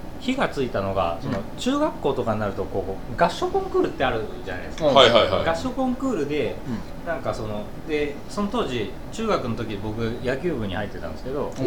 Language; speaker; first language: Japanese; native; Japanese